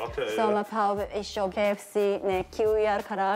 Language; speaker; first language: Welsh; non-native, learner; Japanese